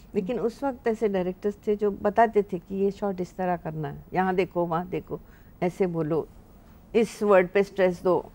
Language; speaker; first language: Hindi; non-native, local second language; Marathi